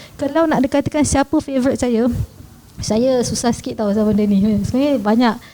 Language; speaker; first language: Malay; native; Malay